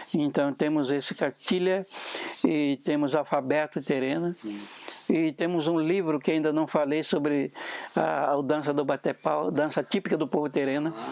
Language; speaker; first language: Portuguese; non-native, local second language; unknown